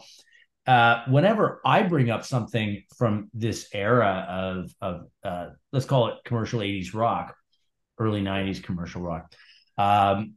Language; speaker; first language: English; native; English